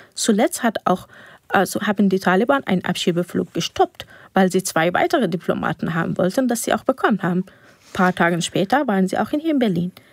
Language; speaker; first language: German; non-native, fluent; Persian